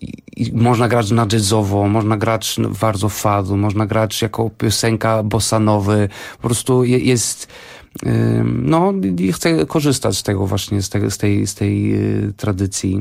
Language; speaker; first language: Polish; non-native, fluent; Portuguese